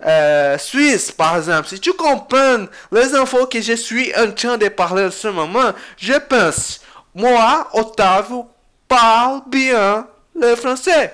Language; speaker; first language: French; non-native, learner; Portuguese